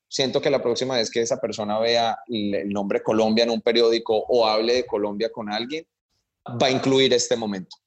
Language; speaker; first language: Spanish; early bilingual, heritage; Spanish